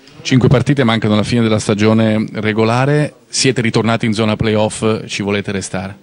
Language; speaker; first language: Italian; native; Italian